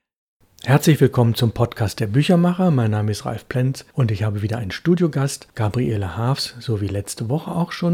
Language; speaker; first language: German; native; German